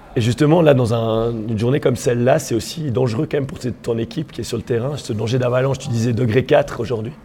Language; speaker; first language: French; native; French